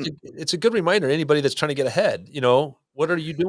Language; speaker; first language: English; native; English